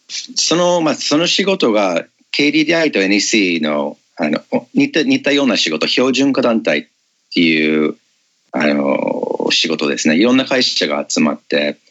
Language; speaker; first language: Japanese; non-native, fluent; English